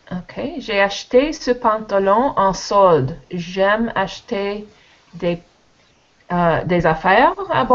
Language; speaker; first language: French; non-native, learner; English